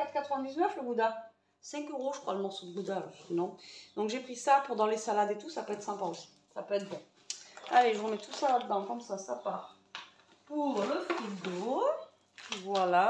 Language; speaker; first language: French; native; French